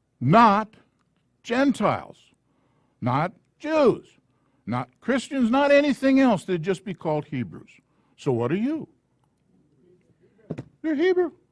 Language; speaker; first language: English; native; English